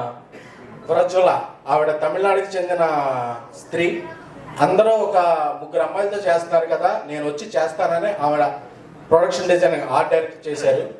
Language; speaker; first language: Telugu; native; Telugu